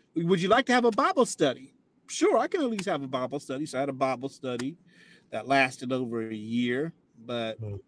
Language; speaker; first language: English; native; English